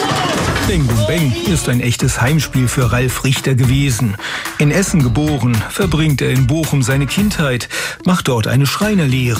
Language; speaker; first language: German; native; German